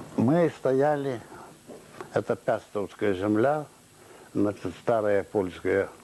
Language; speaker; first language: Russian; non-native, local second language; Belarusian